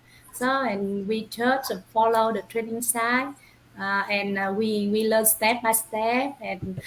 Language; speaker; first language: English; non-native, learner; Vietnamese